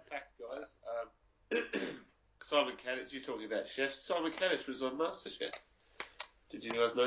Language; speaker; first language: English; native; English